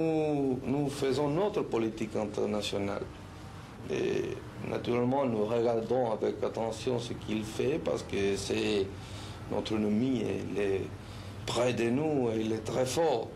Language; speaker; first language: French; non-native, learner; Spanish